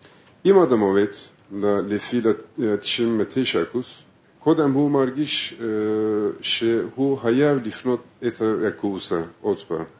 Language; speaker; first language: Hebrew; non-native, fluent; Turkish